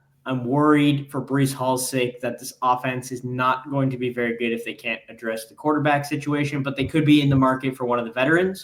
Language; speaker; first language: English; native; English